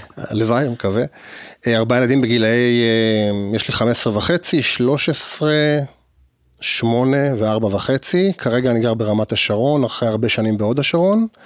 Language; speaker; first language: Hebrew; native; Hebrew